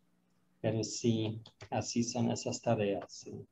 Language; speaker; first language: Spanish; non-native, fluent; German